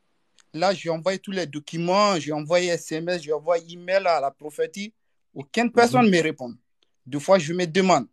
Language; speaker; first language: French; non-native, learner; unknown